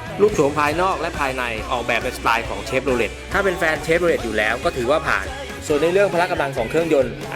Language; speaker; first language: Thai; native; Thai